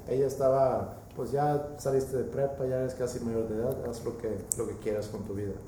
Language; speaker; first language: Spanish; non-native, fluent; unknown